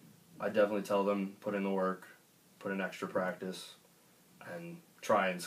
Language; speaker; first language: English; native; English